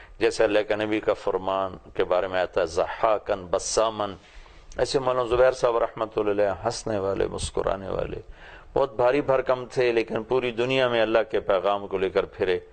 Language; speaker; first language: Urdu; non-native, local second language; Punjabi